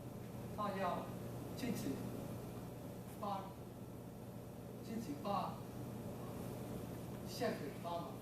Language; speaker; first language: Chinese; native; Chinese